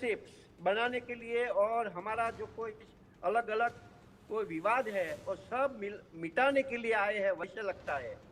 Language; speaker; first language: Hindi; non-native, local second language; Gujarati